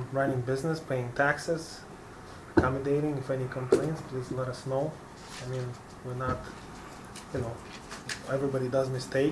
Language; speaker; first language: English; non-native, fluent; Lithuanian